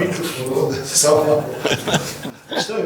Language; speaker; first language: Bosnian; native; Bosnian